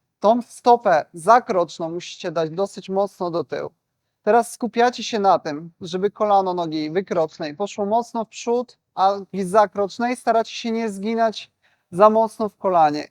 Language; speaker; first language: Polish; native; Polish